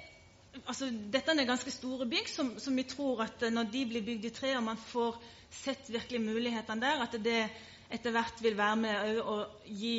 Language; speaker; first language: Norwegian; native; Norwegian